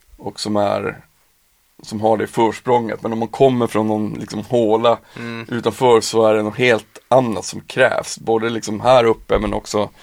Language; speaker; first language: Swedish; native; Swedish